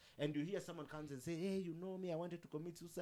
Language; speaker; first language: English; non-native, local second language; Swahili